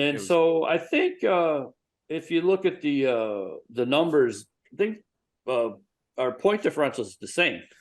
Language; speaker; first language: English; native; English